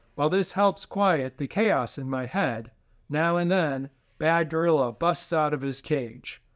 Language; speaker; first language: English; native; English